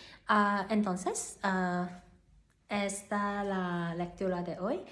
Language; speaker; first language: Spanish; non-native, learner; Cantonese